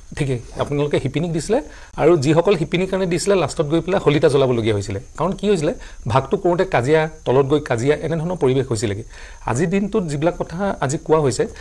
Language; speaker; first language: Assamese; native; Assamese